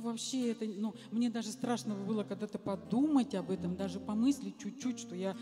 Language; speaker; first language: Russian; native; Russian